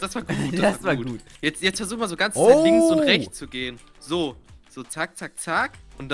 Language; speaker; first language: German; native; German